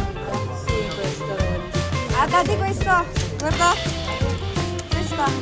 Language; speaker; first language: Italian; non-native, learner; Filipino